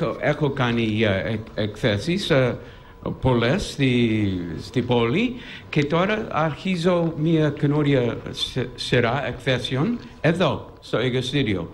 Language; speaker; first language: Greek; non-native, learner; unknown